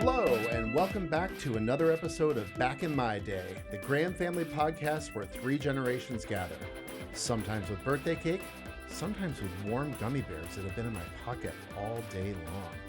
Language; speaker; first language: English; native; English